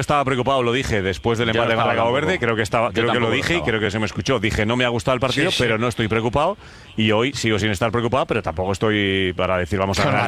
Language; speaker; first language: Spanish; native; Spanish